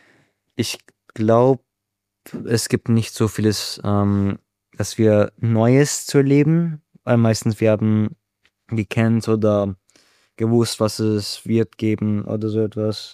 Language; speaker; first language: German; non-native, learner; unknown